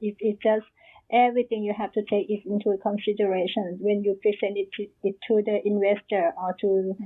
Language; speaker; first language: English; non-native, fluent; Thai